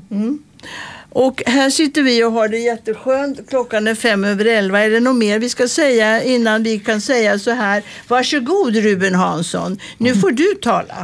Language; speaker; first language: Swedish; native; Swedish